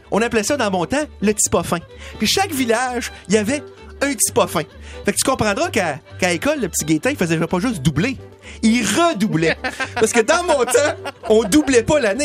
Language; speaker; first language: French; native; French